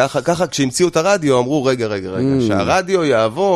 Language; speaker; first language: Hebrew; native; Hebrew